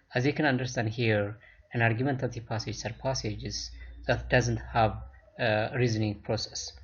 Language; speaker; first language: English; non-native, local second language; Amharic